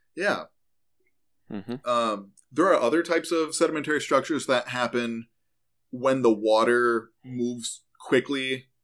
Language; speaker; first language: English; native; English